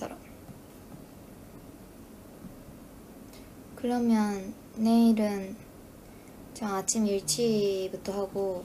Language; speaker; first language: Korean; non-native, fluent; Japanese